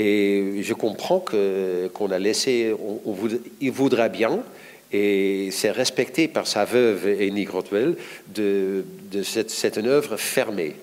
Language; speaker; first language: French; non-native, fluent; Dutch